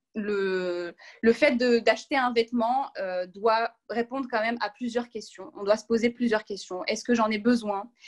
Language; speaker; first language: French; non-native, local second language; Arabic